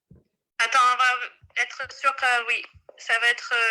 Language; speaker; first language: French; native; French